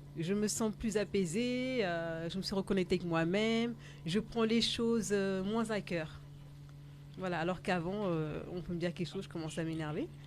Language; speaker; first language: French; early bilingual, other home language; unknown